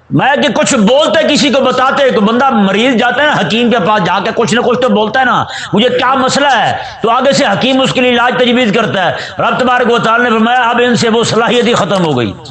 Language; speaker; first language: Urdu; non-native, local second language; Punjabi